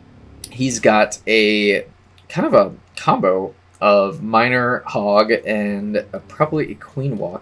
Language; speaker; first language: English; native; English